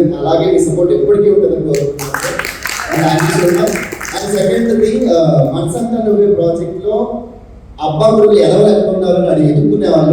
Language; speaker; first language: Telugu; native; Telugu